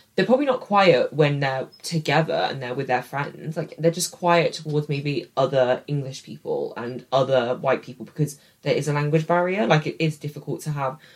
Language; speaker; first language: English; native; English